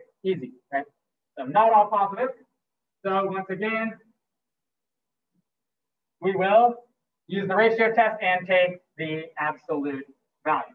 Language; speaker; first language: English; native; English